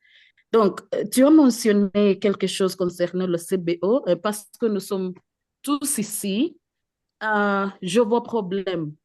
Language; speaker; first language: French; non-native, fluent; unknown